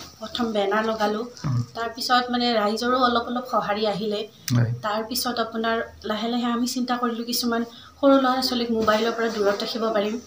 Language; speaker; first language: Assamese; native; Assamese